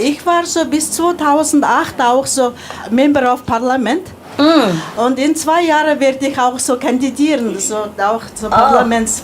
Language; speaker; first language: German; non-native, learner; Mongolian